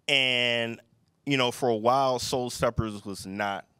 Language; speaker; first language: English; native; English